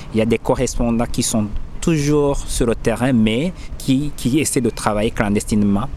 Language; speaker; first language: French; non-native, local second language; Rundi